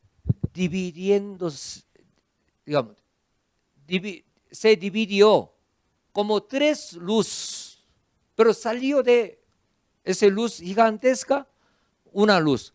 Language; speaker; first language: Spanish; non-native, fluent; Korean